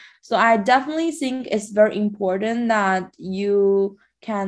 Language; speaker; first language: English; non-native, fluent; Chinese